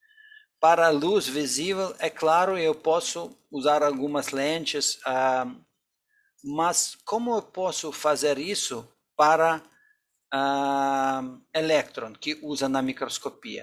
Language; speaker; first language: Portuguese; non-native, fluent; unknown